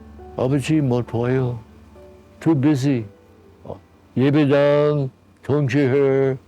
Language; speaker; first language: Korean; early bilingual, heritage; English